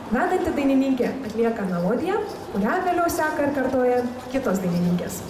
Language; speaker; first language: Lithuanian; native; Lithuanian